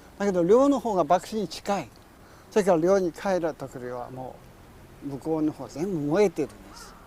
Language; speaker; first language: Japanese; non-native, fluent; Chinese